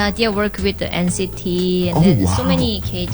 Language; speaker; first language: English; non-native, learner; Korean